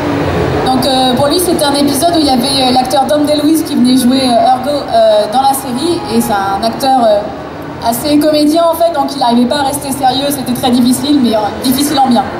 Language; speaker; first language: French; native; French